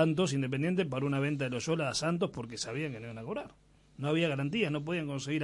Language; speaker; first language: Spanish; native; Spanish